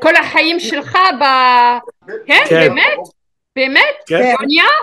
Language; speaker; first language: Hebrew; non-native, learner; French